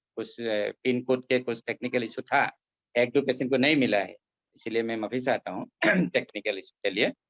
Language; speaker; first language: Hindi; non-native, local second language; Assamese